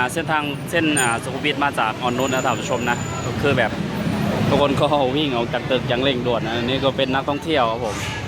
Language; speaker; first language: Thai; non-native, fluent; Lao